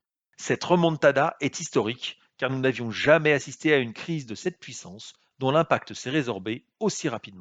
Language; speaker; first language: French; native; French